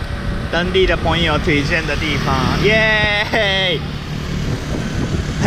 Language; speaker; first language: Chinese; non-native, learner; Japanese